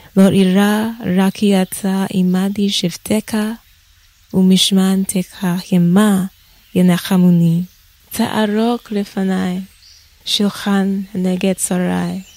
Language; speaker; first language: Hebrew; non-native, learner; English